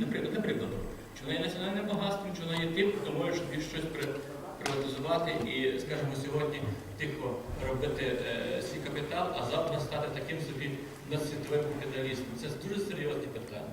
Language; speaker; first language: Ukrainian; native; Ukrainian